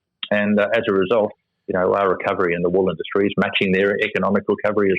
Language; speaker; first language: English; native; English